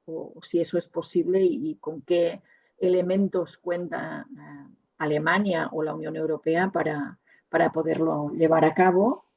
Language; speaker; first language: Spanish; non-native, local second language; Catalan